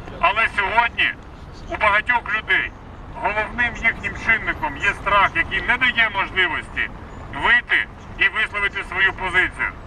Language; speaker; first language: Ukrainian; native; Ukrainian